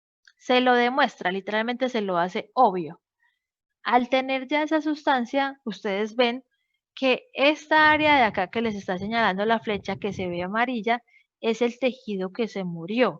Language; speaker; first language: Spanish; native; Spanish